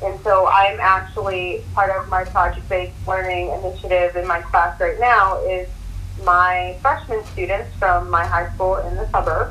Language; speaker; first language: English; native; English